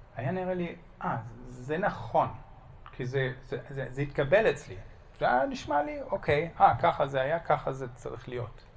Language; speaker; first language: Hebrew; non-native, fluent; German